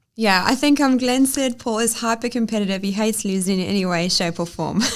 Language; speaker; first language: English; native; English